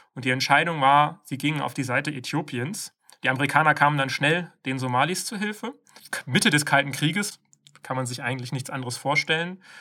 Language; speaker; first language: German; native; German